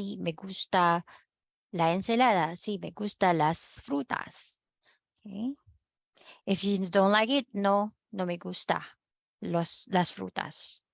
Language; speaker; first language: Spanish; non-native, fluent; Filipino